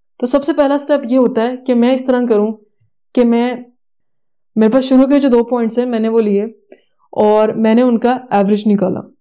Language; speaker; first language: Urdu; native; Urdu